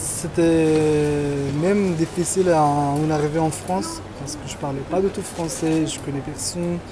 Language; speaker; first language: French; non-native, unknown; Persian